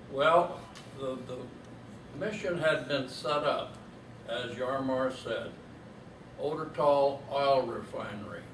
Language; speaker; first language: English; native; English